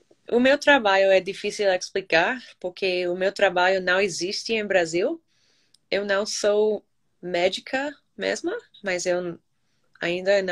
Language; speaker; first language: Portuguese; non-native, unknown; English